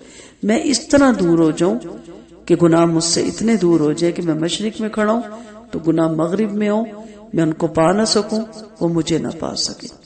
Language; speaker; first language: Urdu; native; Urdu